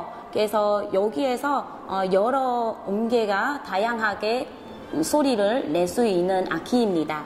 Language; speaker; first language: Korean; non-native, fluent; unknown